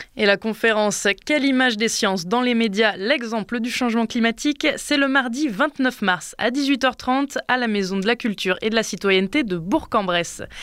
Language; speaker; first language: French; native; French